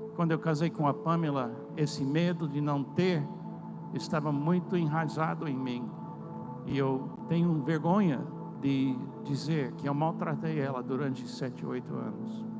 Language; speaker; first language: Portuguese; non-native, fluent; English